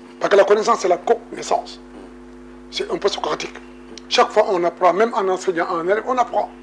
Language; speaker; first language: French; non-native, local second language; Wolof